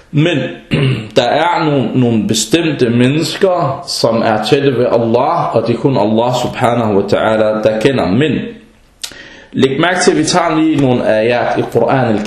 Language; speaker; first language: Danish; early bilingual, other home language; Arabic